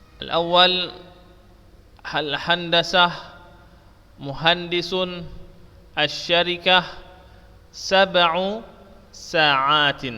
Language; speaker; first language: Arabic; non-native, fluent; Indonesian